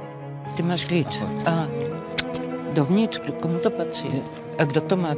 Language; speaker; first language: Czech; non-native, local second language; English